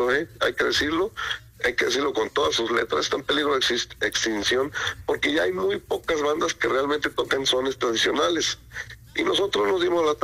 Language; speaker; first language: Spanish; native; Spanish